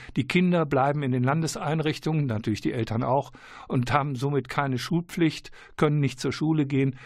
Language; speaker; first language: German; native; German